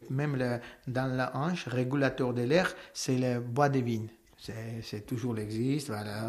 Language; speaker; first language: French; non-native, learner; Armenian